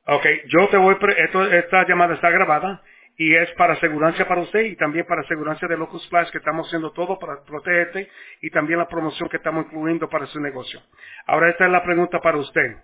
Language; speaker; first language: Spanish; early bilingual, heritage; Spanish